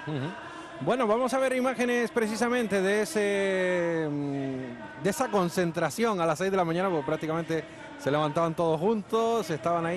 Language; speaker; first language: Spanish; native; Spanish